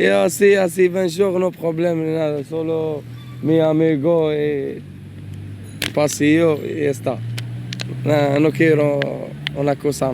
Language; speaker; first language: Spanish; non-native, learner; Arabic